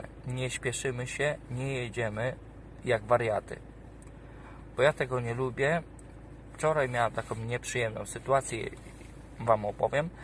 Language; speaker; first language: Polish; native; Polish